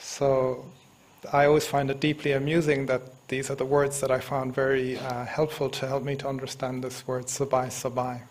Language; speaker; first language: English; native; English